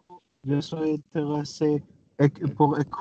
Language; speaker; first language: French; non-native, learner; Arabic